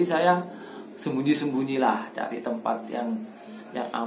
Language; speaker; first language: Indonesian; non-native, local second language; Javanese